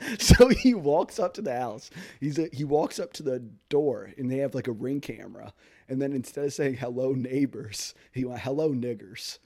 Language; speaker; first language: English; native; English